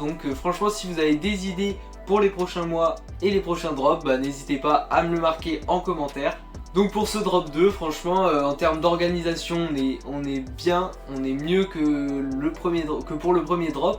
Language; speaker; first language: French; native; French